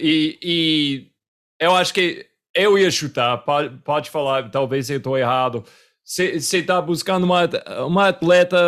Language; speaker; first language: Portuguese; non-native, fluent; English